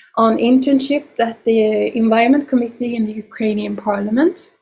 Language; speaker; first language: English; non-native, fluent; Swedish